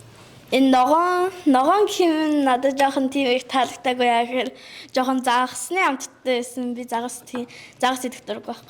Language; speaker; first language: Mongolian; early bilingual, heritage; Mongolian